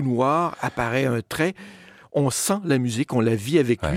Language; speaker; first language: French; native; French